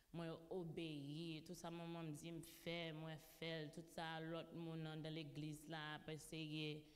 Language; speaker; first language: French; non-native, local second language; Haitian Creole